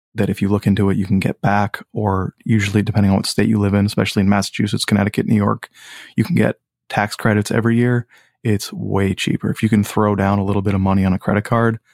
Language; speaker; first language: English; native; English